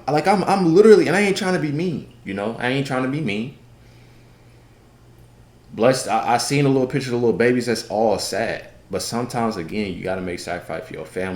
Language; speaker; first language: English; native; English